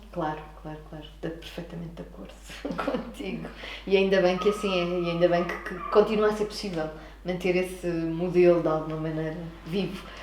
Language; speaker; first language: Portuguese; native; Portuguese